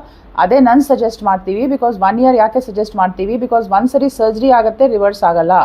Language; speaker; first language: Kannada; non-native, learner; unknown